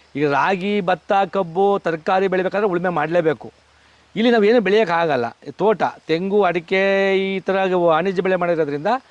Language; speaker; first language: Kannada; native; Kannada